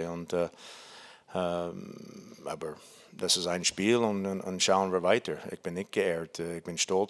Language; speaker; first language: German; non-native, fluent; English